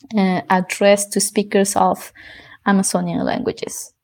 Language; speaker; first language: English; non-native, fluent; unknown